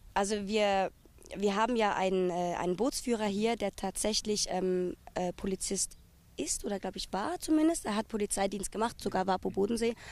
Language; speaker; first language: German; native; German